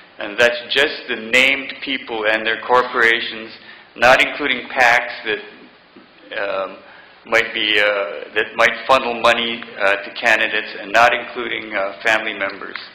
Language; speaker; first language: English; native; English